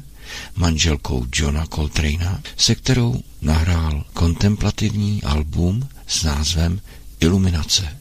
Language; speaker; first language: Czech; native; Czech